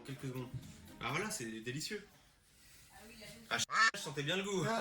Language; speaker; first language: French; native; French